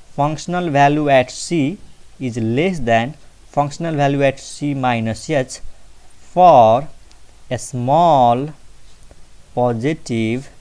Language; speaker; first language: English; non-native, local second language; Nepali